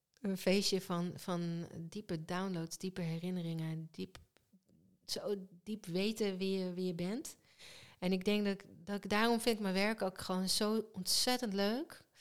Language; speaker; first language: Dutch; early bilingual, other home language; Hebrew